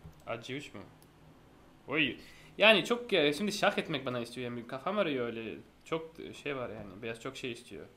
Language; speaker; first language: Turkish; non-native, fluent; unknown